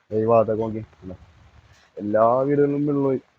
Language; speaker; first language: Malayalam; native; Malayalam